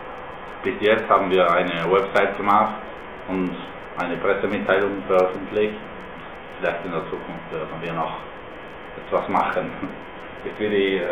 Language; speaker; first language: German; non-native, fluent; Spanish